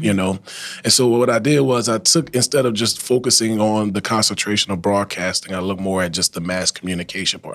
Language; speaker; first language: English; native; English